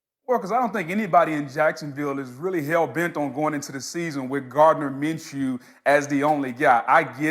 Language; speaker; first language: English; native; English